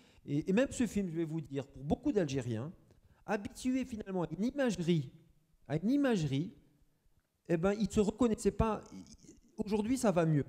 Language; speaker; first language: French; non-native, local second language; Arabic